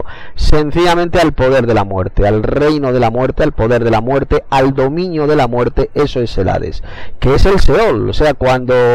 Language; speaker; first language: Spanish; native; Spanish